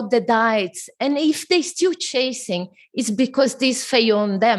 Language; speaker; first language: English; non-native, fluent; Portuguese